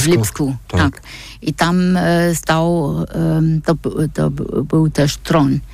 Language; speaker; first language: Polish; non-native, fluent; German